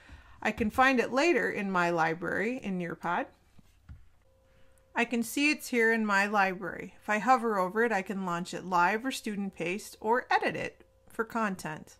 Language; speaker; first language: English; native; English